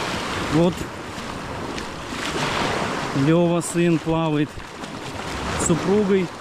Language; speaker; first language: Russian; native; Russian